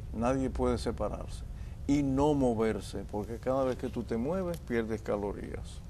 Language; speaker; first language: Spanish; native; Spanish